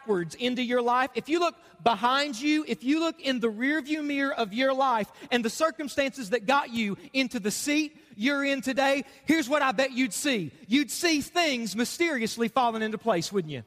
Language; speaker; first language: English; native; English